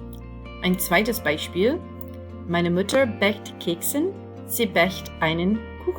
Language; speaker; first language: German; non-native, fluent; English